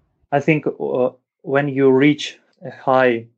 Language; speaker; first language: English; non-native, fluent; Russian